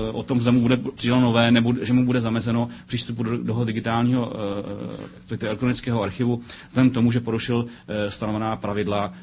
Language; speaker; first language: Czech; native; Czech